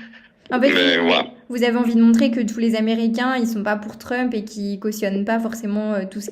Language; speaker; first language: French; native; French